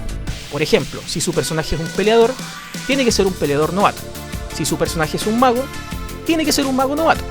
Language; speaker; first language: Spanish; native; Spanish